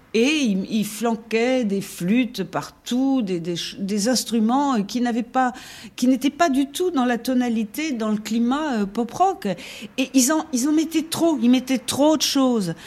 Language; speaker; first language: French; native; French